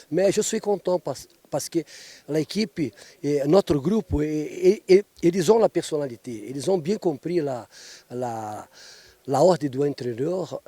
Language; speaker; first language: French; non-native, fluent; Portuguese